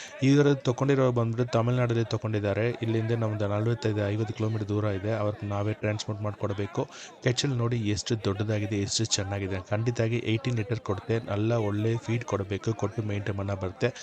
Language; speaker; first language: Kannada; non-native, local second language; Tamil